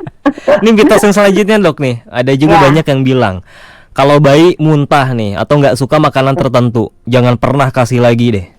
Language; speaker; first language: Indonesian; native; Indonesian